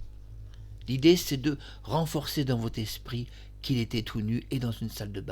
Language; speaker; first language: French; native; French